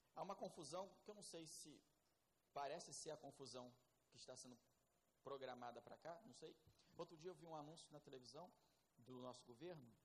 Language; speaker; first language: Portuguese; native; Portuguese